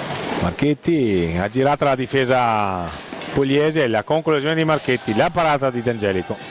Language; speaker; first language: Italian; native; Italian